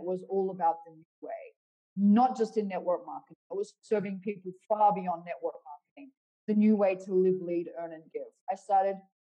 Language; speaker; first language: English; native; English